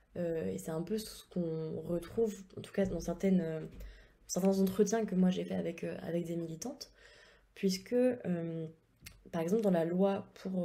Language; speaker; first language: French; native; French